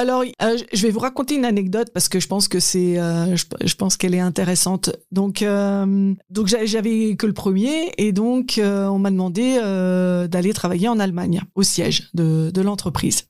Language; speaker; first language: French; native; French